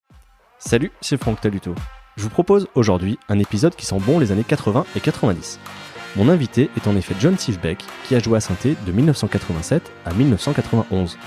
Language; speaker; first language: French; native; French